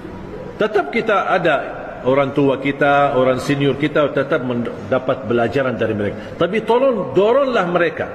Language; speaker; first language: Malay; non-native, fluent; Arabic